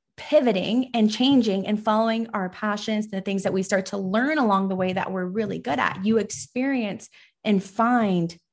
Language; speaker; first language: English; early bilingual, other home language; Persian